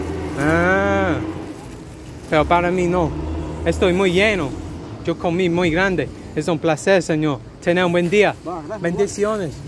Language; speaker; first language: Spanish; non-native, learner; English